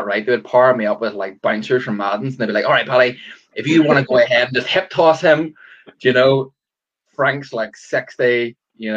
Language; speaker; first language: English; native; English